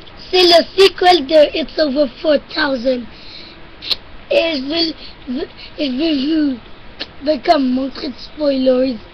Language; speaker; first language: French; non-native, local second language; English